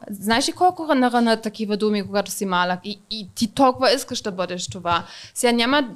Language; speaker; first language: Bulgarian; native; Bulgarian